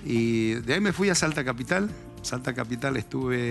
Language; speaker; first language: Spanish; native; Spanish